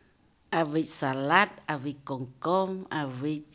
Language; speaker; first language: French; non-native, learner; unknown